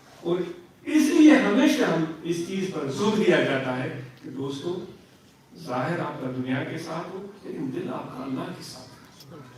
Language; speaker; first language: Urdu; non-native, local second language; Sindhi